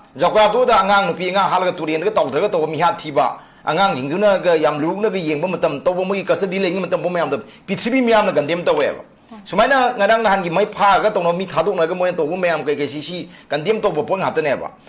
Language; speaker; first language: Manipuri; native; Manipuri